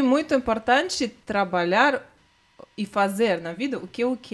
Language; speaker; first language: Portuguese; non-native, fluent; Russian